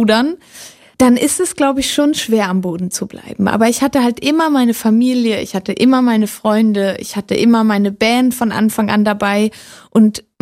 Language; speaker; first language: German; native; German